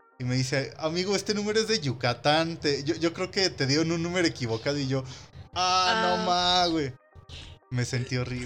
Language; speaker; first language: Spanish; native; Spanish